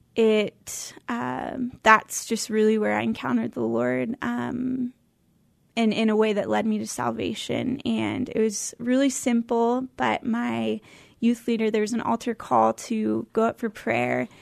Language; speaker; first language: English; native; English